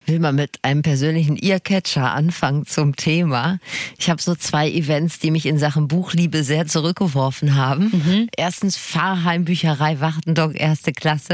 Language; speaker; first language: German; native; German